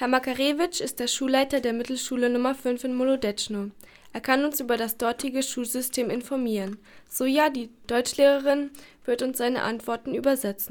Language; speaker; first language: German; native; German